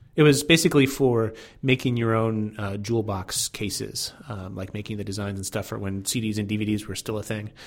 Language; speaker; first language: English; native; English